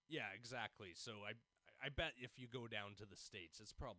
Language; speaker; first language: English; native; English